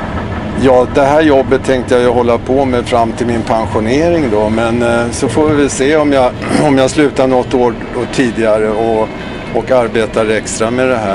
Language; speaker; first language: Swedish; native; Swedish